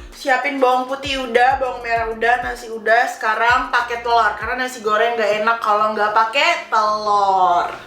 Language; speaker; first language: Indonesian; native; Indonesian